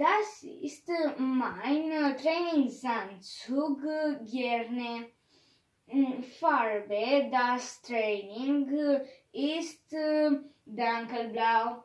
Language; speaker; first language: German; non-native, learner; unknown